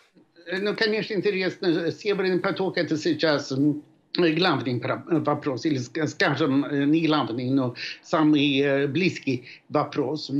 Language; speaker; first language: Russian; non-native, fluent; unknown